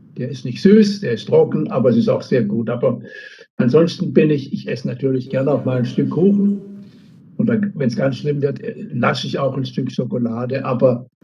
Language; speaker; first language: German; native; German